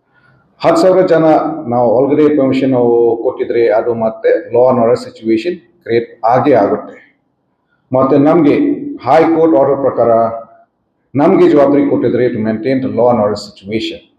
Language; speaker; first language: Kannada; non-native, fluent; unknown